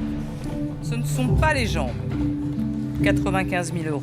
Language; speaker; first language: French; native; French